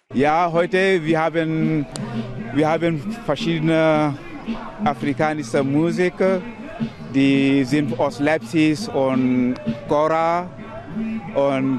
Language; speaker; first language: German; non-native, learner; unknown